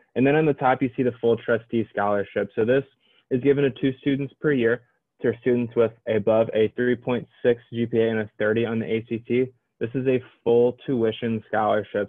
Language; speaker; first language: English; native; English